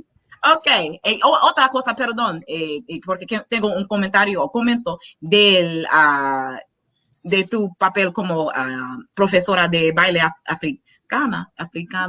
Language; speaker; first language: Spanish; non-native, learner; English